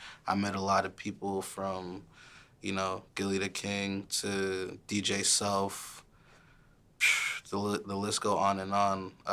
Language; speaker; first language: English; early bilingual, other home language; Haitian Creole